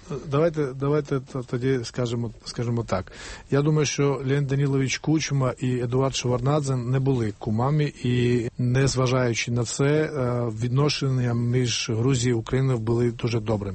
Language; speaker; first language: Ukrainian; non-native, fluent; Georgian